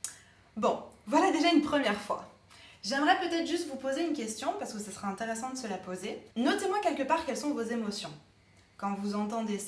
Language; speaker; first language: French; native; French